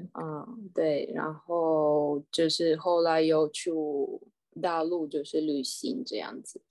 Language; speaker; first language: Chinese; non-native, fluent; Russian